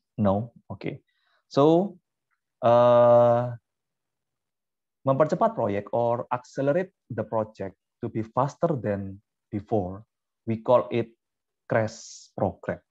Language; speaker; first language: English; non-native, fluent; Indonesian